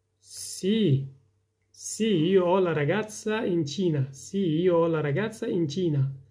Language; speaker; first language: Italian; non-native, learner; Persian